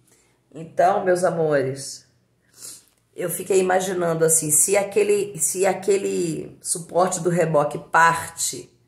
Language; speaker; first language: Portuguese; native; Portuguese